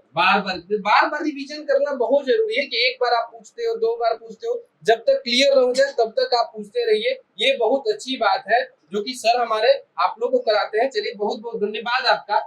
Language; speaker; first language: Hindi; native; Hindi